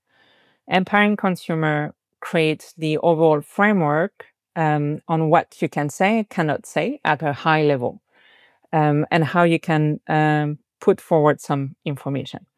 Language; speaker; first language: English; non-native, fluent; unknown